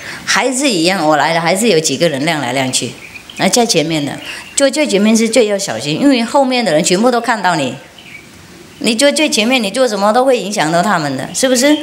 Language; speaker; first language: Chinese; non-native, fluent; Vietnamese